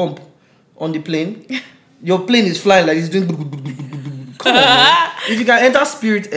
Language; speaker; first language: English; non-native, local second language; Yoruba